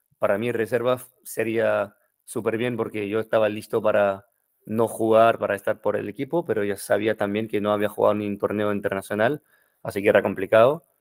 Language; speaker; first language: Spanish; non-native, fluent; French